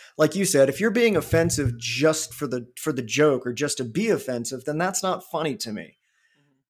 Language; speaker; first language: English; native; English